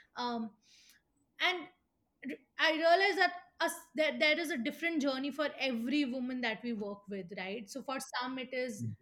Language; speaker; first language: English; non-native, local second language; Hindi